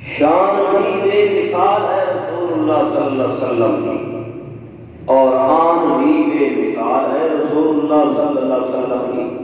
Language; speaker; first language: Urdu; non-native, local second language; Saraiki